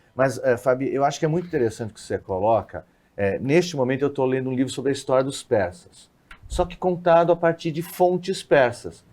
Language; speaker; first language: Portuguese; native; Portuguese